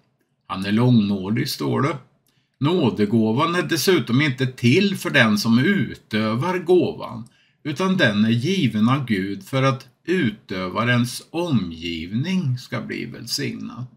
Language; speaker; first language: Swedish; native; Swedish